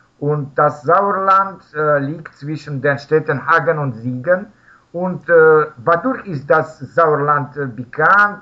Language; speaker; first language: German; non-native, learner; Russian